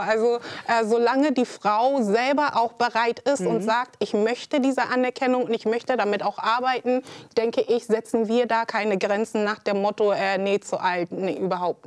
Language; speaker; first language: German; early bilingual, other home language; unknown